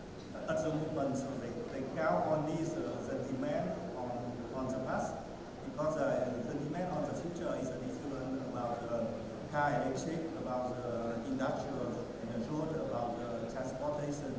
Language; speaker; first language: English; non-native, learner; Vietnamese